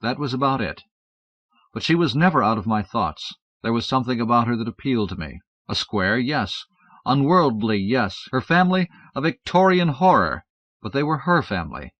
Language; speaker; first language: English; native; English